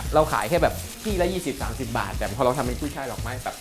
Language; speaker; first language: Thai; native; Thai